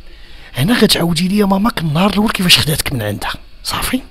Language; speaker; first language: Arabic; native; Arabic